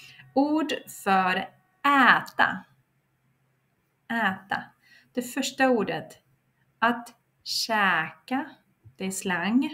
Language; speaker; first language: Swedish; non-native, fluent; Russian